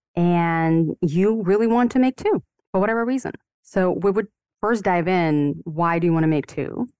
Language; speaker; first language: English; non-native, fluent; Ukrainian